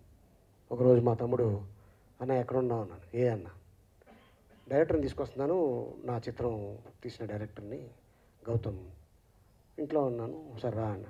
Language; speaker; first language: Telugu; native; Telugu